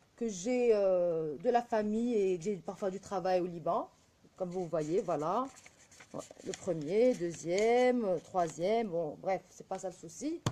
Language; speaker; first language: French; non-native, local second language; Arabic